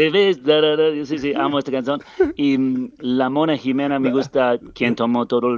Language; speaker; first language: Spanish; non-native, learner; English